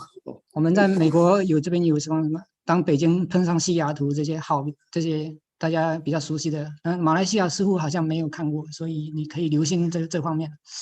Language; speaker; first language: Chinese; native; Chinese